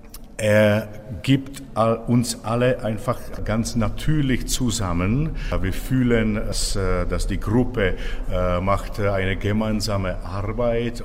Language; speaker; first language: German; non-native, fluent; Czech